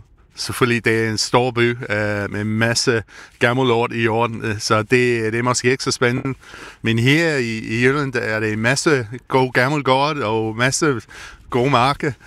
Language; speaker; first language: Danish; non-native, fluent; English